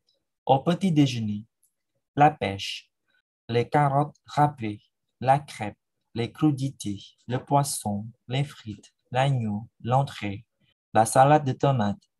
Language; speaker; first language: French; non-native, fluent; Indonesian